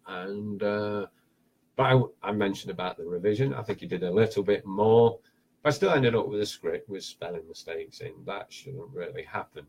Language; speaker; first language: English; native; English